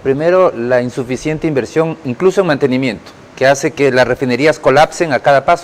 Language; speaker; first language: Spanish; native; Spanish